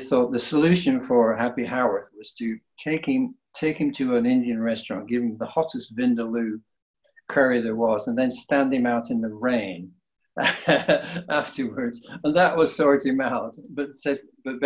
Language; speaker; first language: English; native; English